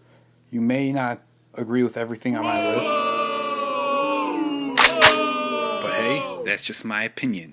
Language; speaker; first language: English; native; English